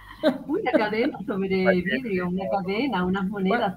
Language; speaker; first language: Italian; non-native, learner; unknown